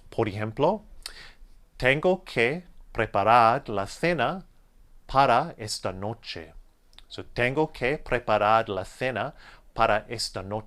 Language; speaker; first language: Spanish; non-native, fluent; English